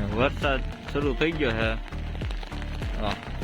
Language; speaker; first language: Gujarati; native; Gujarati